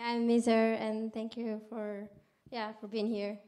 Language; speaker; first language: English; non-native, fluent; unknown